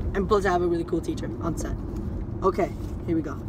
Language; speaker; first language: English; early bilingual, other home language; Spanish